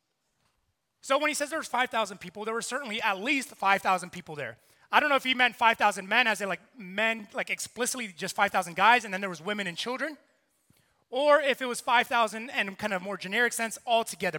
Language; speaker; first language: English; native; English